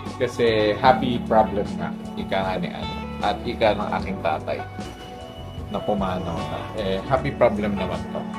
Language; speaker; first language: Filipino; native; Filipino